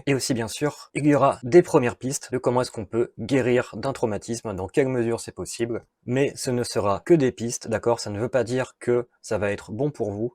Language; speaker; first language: French; native; French